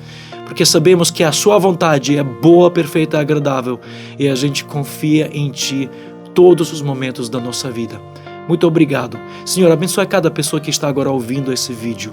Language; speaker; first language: Portuguese; non-native, fluent; Ukrainian